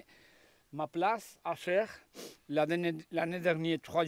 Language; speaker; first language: French; non-native, learner; Spanish